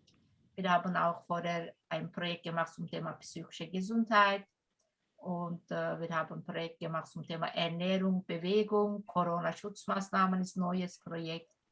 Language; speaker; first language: German; non-native, fluent; Turkish